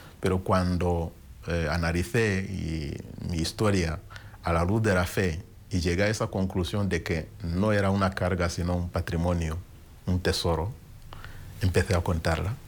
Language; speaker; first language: Spanish; non-native, fluent; Kinyarwanda